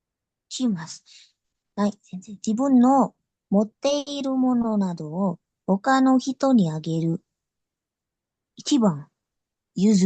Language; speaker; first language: Japanese; non-native, learner; Indonesian